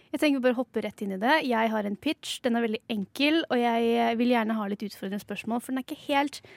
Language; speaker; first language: Norwegian; native; Norwegian